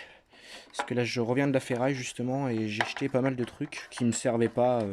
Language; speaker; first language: French; native; French